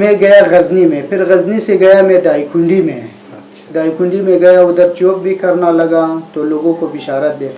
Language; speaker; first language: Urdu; non-native, learner; Persian